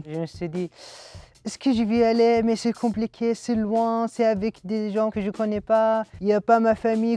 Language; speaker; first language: French; non-native, learner; Arabic